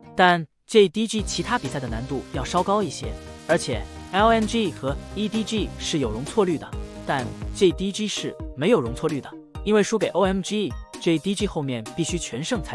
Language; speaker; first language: Chinese; native; Chinese